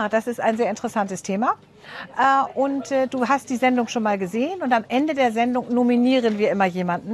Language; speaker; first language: German; native; German